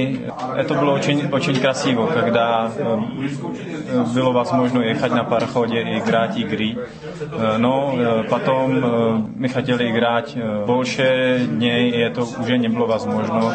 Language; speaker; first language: Russian; non-native, learner; Czech